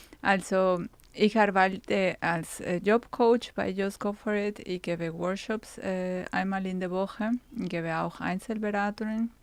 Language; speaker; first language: German; non-native, fluent; Spanish